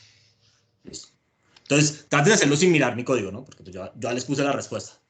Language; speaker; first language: Spanish; native; Spanish